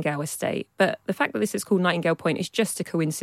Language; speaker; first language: English; native; English